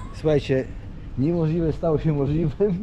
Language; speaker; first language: Polish; native; Polish